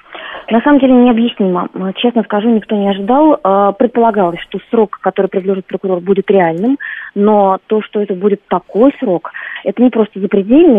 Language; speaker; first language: Russian; native; Russian